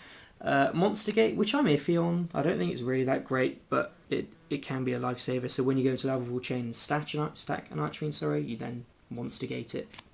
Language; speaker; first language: English; native; English